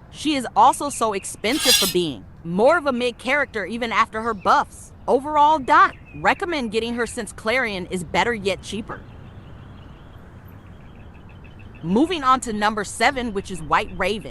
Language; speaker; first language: English; native; English